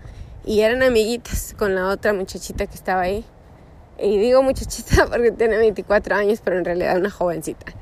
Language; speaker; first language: Spanish; early bilingual, heritage; Spanish